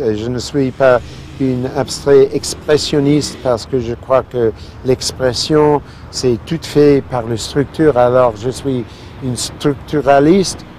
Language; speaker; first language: French; non-native, fluent; English